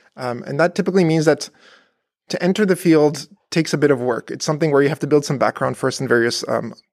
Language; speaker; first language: English; native; English